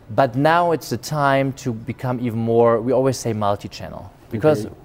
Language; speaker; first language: English; non-native, fluent; German